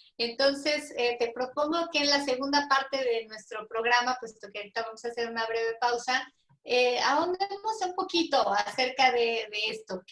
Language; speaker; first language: Spanish; native; Spanish